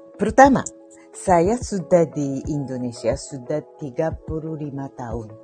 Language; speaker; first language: Indonesian; non-native, fluent; Japanese